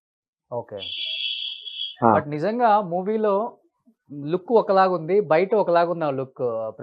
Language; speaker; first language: Telugu; native; Telugu